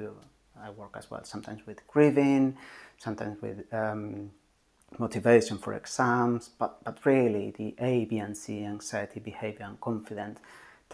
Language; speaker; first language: English; non-native, fluent; Spanish